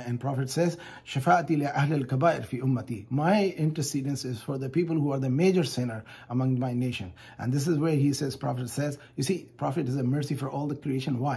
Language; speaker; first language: English; non-native, fluent; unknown